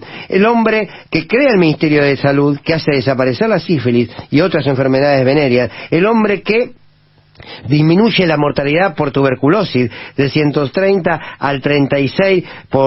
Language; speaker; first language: Spanish; native; Spanish